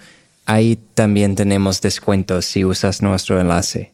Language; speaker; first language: Spanish; non-native, fluent; English